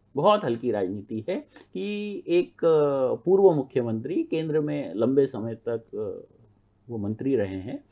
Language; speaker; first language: Hindi; native; Hindi